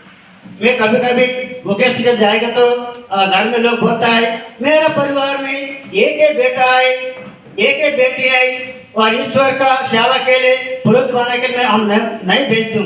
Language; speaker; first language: Hindi; non-native, local second language; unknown